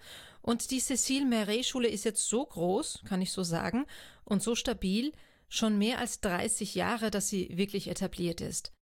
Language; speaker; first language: German; non-native, fluent; Portuguese